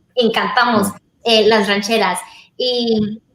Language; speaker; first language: Spanish; early bilingual, heritage; Spanish